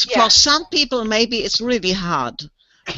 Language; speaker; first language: English; non-native, fluent; German